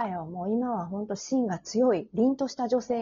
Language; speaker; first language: Japanese; native; Japanese